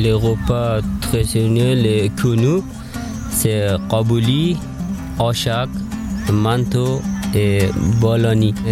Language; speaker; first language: French; non-native, learner; Persian